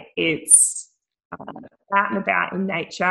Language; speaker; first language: English; native; English